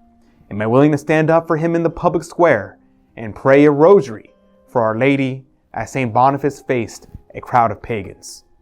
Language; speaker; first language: English; native; English